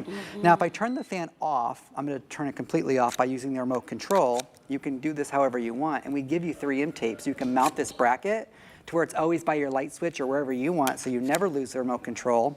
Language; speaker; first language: English; native; English